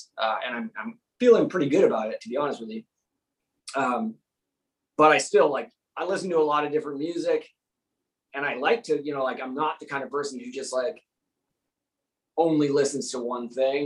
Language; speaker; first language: English; native; English